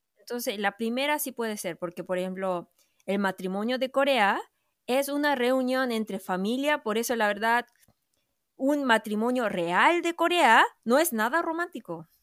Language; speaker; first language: Spanish; non-native, fluent; Korean